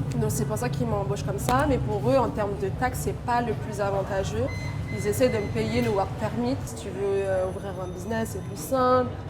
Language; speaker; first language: French; early bilingual, other home language; Vietnamese